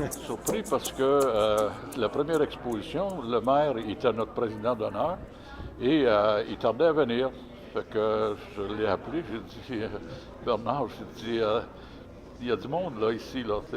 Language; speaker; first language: French; native; French